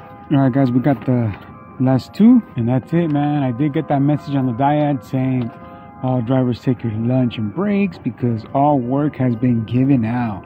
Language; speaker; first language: English; early bilingual, other home language; Spanish